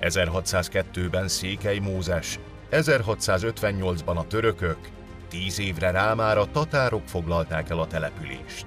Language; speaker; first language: Hungarian; native; Hungarian